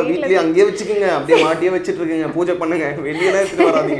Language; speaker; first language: Tamil; native; Tamil